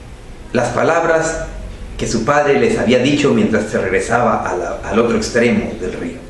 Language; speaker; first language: Spanish; native; Spanish